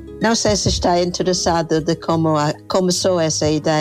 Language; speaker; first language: Portuguese; non-native, fluent; English